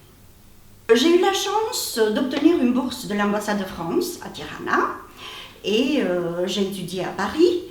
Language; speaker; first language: French; non-native, fluent; Albanian